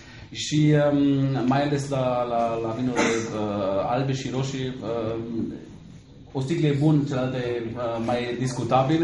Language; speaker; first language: Romanian; non-native, fluent; German